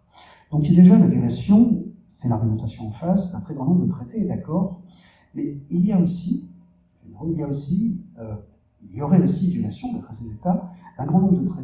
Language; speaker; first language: French; native; French